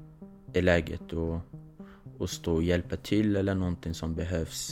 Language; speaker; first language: Swedish; non-native, fluent; Kurdish